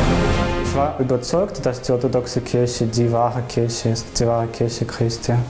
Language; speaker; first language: German; non-native, fluent; Russian